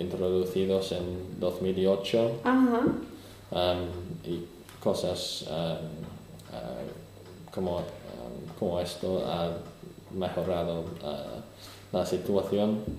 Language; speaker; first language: Spanish; non-native, learner; English